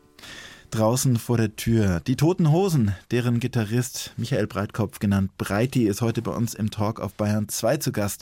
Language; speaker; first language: German; native; German